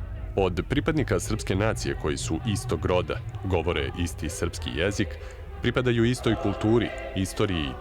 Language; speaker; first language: Bosnian; native; Bosnian